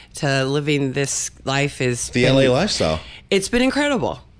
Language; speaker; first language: English; early bilingual, other home language; Spanish